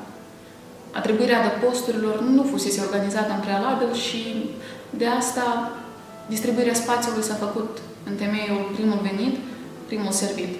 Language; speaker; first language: Romanian; native; Romanian